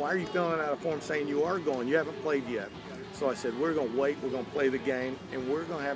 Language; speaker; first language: English; native; English